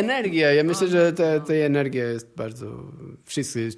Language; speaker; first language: Polish; non-native, learner; Portuguese